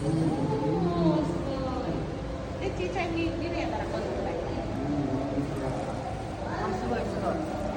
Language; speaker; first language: Japanese; non-native, fluent; Filipino